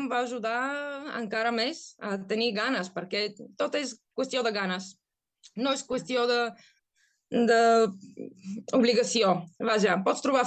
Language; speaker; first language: Catalan; non-native, fluent; Bulgarian